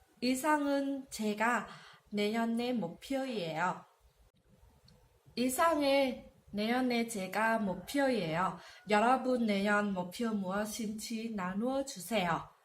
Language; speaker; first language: Korean; non-native, learner; Vietnamese